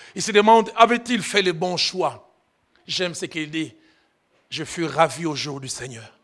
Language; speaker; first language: French; non-native, local second language; Lingala